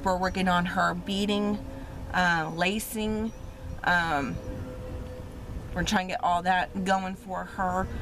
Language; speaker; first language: English; native; English